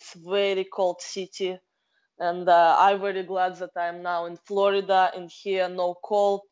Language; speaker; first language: English; non-native, learner; Kazakh